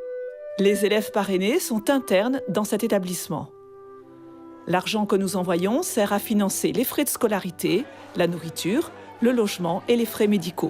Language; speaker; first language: French; native; French